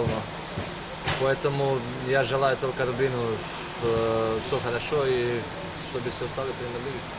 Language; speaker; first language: Russian; non-native, learner; Slovenian